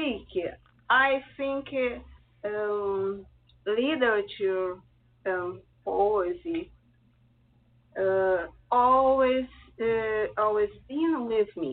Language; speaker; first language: English; non-native, learner; Portuguese